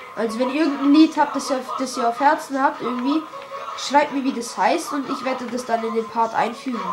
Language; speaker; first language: German; early bilingual, other home language; Albanian